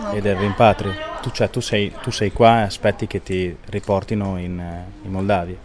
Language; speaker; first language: Italian; native; Italian